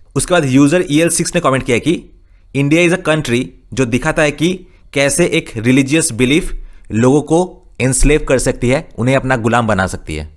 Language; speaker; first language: Hindi; non-native, local second language; Bangla